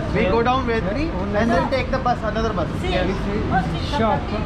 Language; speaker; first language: English; non-native, fluent; Romanian